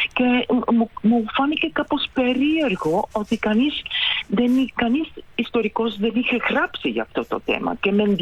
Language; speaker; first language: Greek; non-native, fluent; Dutch